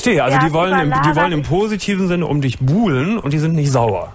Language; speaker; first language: German; native; German